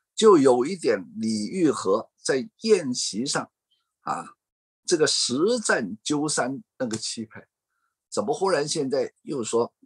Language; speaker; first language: Chinese; non-native, fluent; Cantonese